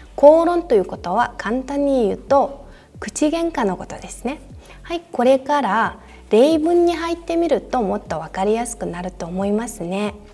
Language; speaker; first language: Japanese; non-native, fluent; Mongolian